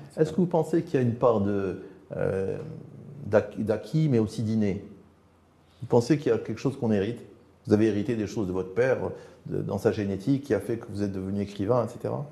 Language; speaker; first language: French; non-native, local second language; Arabic